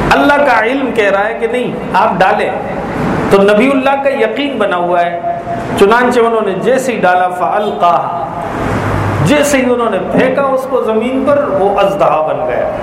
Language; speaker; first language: Urdu; native; Urdu